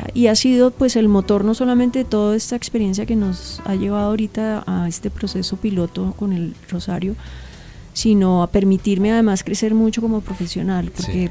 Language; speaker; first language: Spanish; native; Spanish